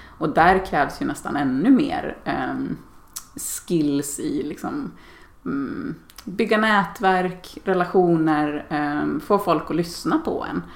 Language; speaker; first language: Swedish; native; Swedish